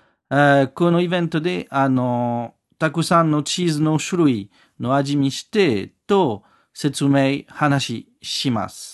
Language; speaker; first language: Japanese; non-native, learner; French